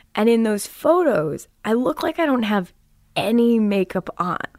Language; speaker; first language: English; native; English